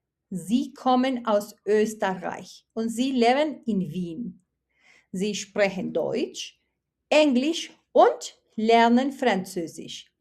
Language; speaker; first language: German; non-native, fluent; Spanish